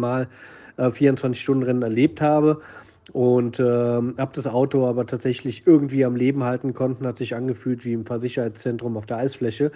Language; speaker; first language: German; native; German